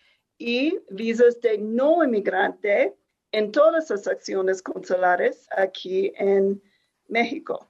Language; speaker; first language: Spanish; non-native, fluent; English